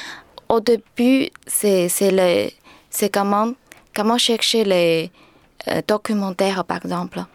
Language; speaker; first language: French; non-native, learner; Chinese